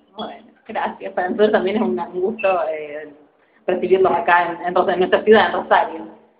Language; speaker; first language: Spanish; native; Spanish